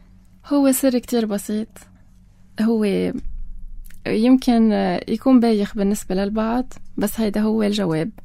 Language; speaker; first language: Arabic; native; Arabic